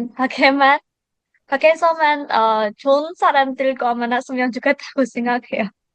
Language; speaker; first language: Korean; non-native, learner; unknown